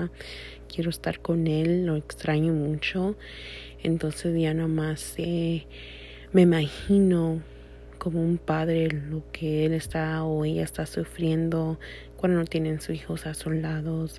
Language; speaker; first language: Spanish; early bilingual, heritage; Spanish